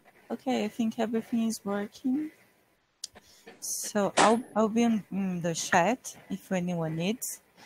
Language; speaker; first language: English; non-native, fluent; Portuguese